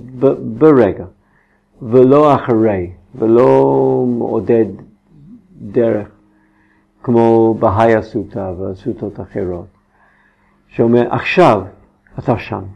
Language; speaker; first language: Hebrew; non-native, fluent; English